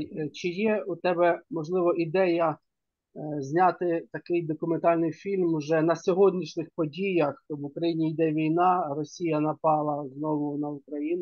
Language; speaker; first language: Ukrainian; native; Ukrainian